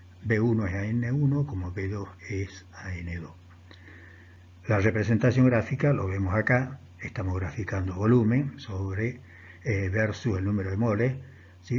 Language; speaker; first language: Spanish; native; Spanish